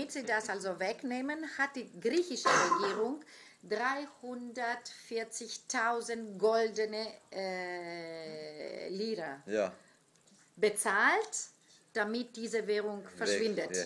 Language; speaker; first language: German; non-native, fluent; Greek